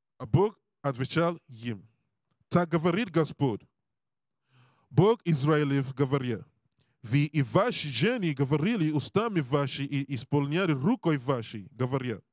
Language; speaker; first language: Russian; non-native, learner; English